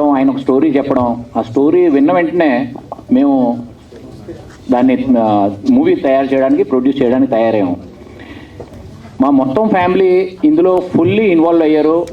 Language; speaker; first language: Telugu; native; Telugu